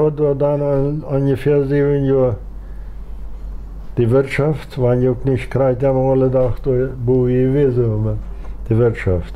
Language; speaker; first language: German; non-native, local second language; Plautdietsch